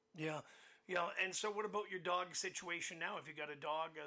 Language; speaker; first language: English; native; English